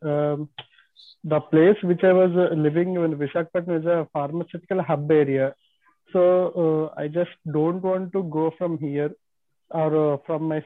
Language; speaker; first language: English; non-native, local second language; Telugu